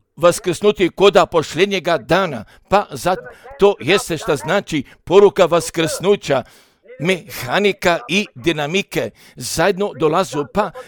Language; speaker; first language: Croatian; early bilingual, heritage; Croatian